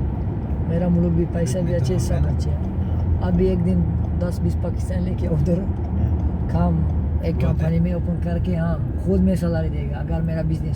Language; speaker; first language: Hindi; non-native, learner; Tajik